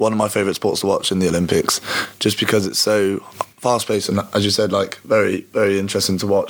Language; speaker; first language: English; native; English